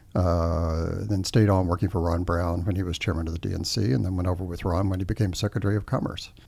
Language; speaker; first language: English; native; English